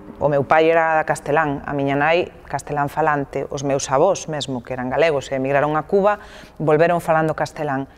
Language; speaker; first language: Galician; non-native, local second language; Spanish